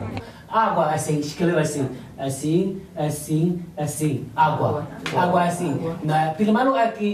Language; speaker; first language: Portuguese; non-native, learner; Chinese